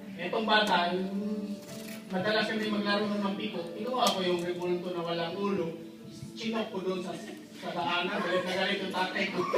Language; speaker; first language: Filipino; native; Filipino